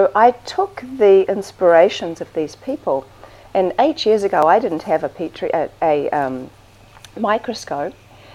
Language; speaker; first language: English; native; English